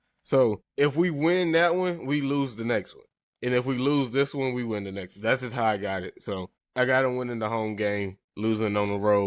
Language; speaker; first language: English; native; English